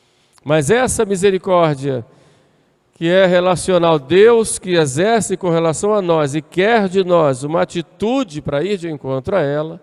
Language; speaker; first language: Portuguese; native; Portuguese